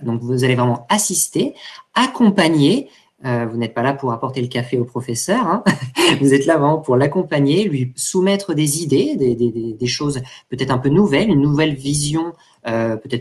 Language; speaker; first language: French; native; French